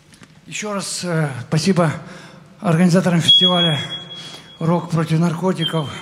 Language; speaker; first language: Russian; native; Russian